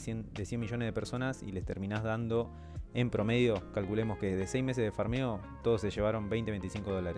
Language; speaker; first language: Spanish; native; Spanish